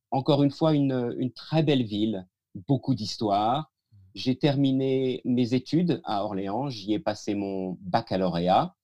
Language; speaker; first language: French; native; French